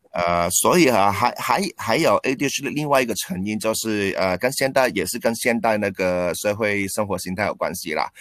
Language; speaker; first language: Chinese; non-native, local second language; Cantonese